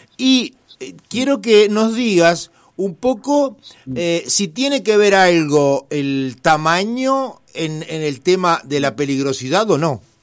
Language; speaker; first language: Spanish; non-native, fluent; Italian